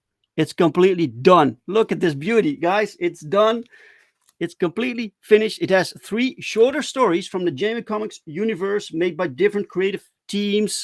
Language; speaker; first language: English; non-native, fluent; Dutch